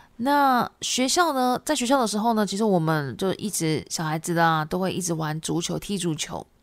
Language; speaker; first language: Chinese; non-native, fluent; Japanese